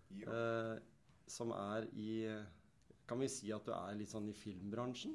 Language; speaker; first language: Norwegian; native; Norwegian